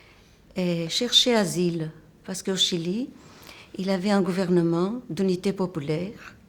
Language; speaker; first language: French; non-native, fluent; Portuguese